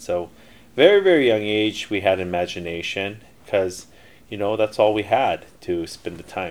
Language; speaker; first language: English; early bilingual, other home language; Korean